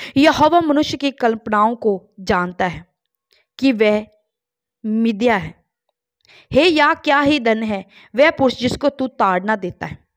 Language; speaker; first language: Hindi; non-native, local second language; Punjabi